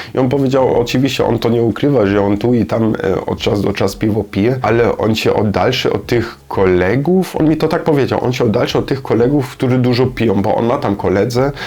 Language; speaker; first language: Polish; non-native, learner; German